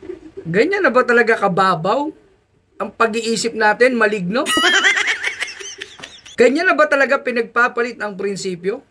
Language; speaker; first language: Filipino; native; Filipino